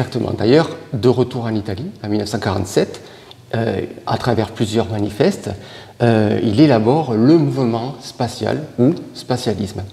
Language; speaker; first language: French; native; French